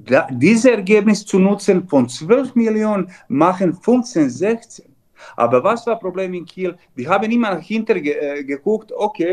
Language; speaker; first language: German; non-native, learner; Serbian